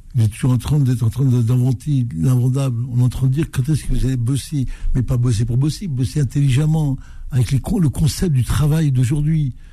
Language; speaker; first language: French; native; French